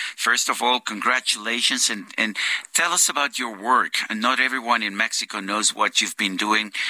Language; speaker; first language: English; non-native, fluent; Spanish